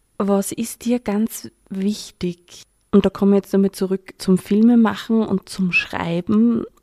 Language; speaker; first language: German; native; German